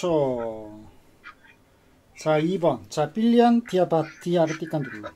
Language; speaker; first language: Korean; native; Korean